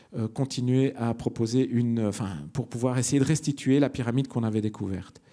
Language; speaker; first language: French; native; French